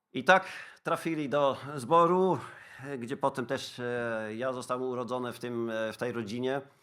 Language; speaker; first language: Polish; non-native, fluent; Dutch